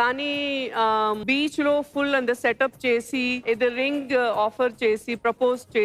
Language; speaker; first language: Telugu; non-native, learner; Kannada